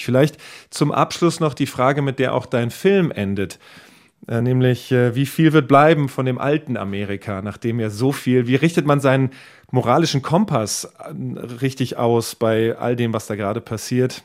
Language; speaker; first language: German; native; German